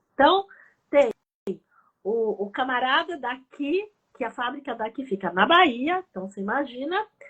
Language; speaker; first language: Portuguese; early bilingual, other home language; Chinese